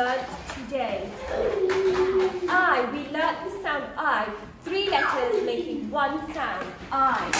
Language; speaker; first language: English; native; English